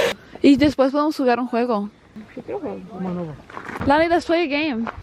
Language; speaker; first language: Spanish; early bilingual, heritage; Spanish